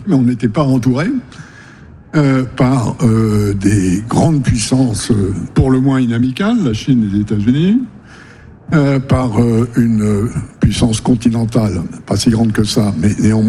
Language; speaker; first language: French; native; French